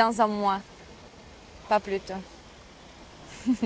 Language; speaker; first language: French; non-native, fluent; Ukrainian